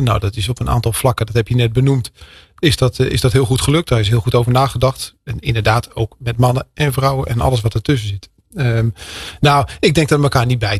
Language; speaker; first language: Dutch; native; Dutch